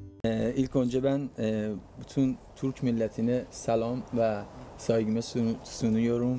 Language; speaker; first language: Turkish; non-native, fluent; Persian